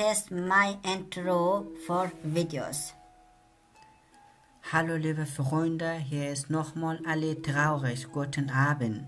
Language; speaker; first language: German; non-native, learner; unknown